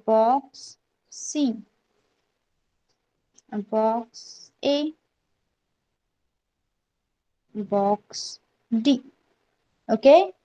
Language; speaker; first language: English; non-native, local second language; Marathi